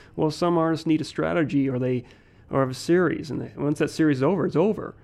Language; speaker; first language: English; native; English